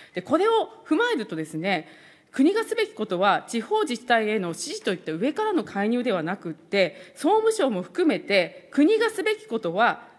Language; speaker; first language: Japanese; native; Japanese